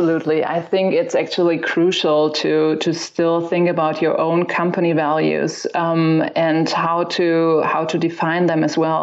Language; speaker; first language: English; non-native, fluent; German